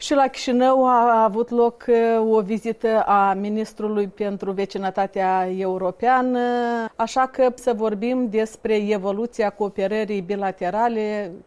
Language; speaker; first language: Romanian; native; Romanian